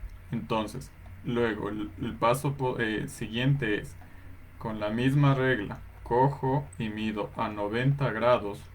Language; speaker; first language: Spanish; native; Spanish